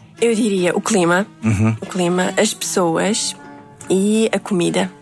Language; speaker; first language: Portuguese; early bilingual, other home language; Uzbek